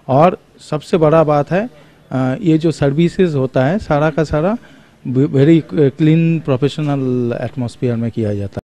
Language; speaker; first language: Hindi; non-native, local second language; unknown